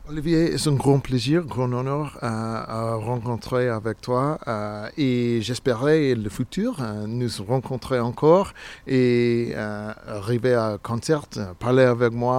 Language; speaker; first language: French; non-native, learner; English